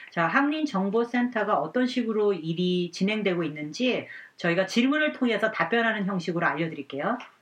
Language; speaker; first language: Korean; native; Korean